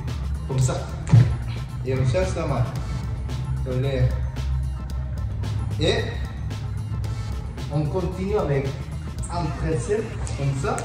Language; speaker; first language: French; non-native, learner; Spanish